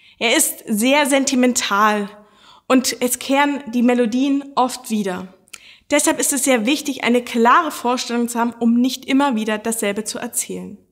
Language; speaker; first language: German; native; German